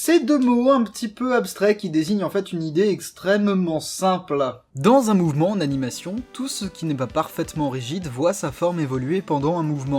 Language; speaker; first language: French; native; French